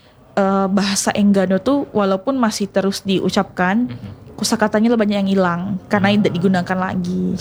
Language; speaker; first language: Indonesian; non-native, local second language; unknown